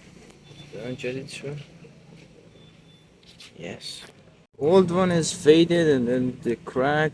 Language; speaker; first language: English; non-native, learner; Persian